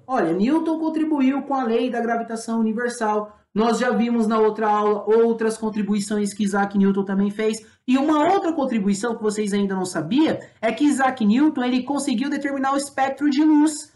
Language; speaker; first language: Portuguese; native; Portuguese